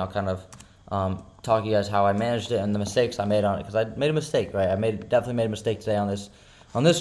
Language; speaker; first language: English; native; English